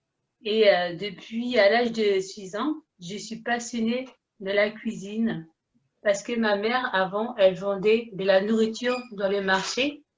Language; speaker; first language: French; early bilingual, other home language; Haitian Creole